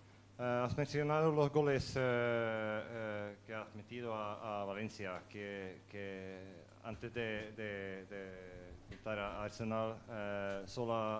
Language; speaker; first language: Spanish; non-native, fluent; Norwegian